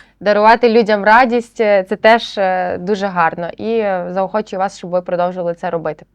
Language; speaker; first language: Ukrainian; native; Ukrainian